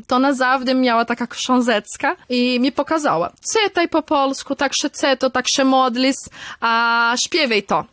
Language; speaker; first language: Polish; early bilingual, heritage; Polish